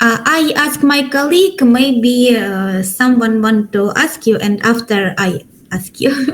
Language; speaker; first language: English; non-native, learner; Ukrainian